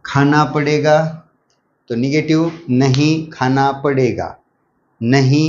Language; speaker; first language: Hindi; non-native, local second language; Marathi